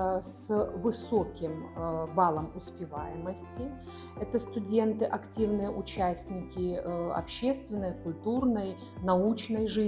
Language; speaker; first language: Russian; native; Russian